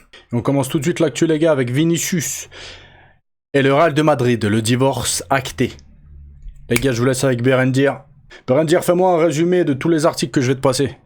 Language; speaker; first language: French; native; French